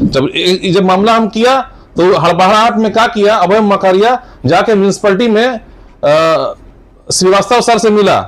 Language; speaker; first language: Hindi; non-native, local second language; Bangla